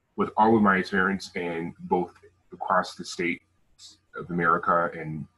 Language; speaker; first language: English; native; English